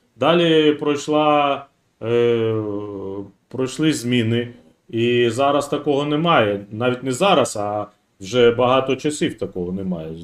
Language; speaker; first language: Ukrainian; non-native, local second language; Russian